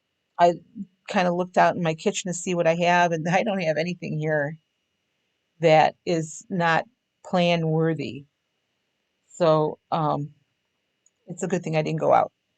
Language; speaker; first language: English; native; English